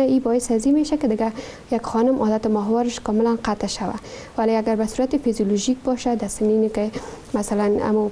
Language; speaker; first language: Persian; native; Persian